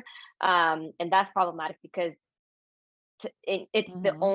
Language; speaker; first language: English; native; English